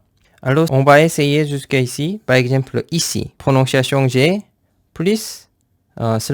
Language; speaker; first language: French; non-native, fluent; Korean